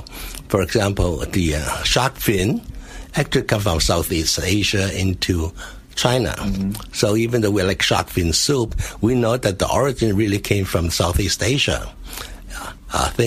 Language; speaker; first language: English; non-native, local second language; Cantonese